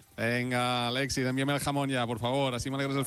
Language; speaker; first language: Spanish; native; Spanish